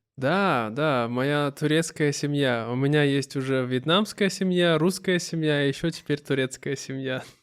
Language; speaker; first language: Russian; native; Russian